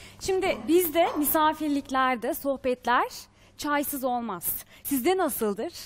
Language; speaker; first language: Turkish; native; Turkish